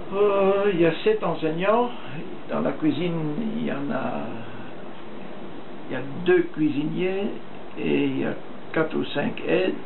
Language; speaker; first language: French; non-native, fluent; Dutch